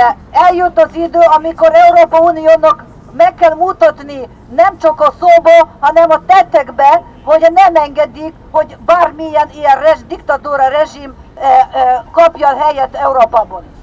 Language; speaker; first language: Hungarian; non-native, fluent; Ukrainian